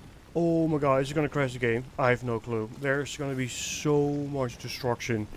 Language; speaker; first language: English; non-native, fluent; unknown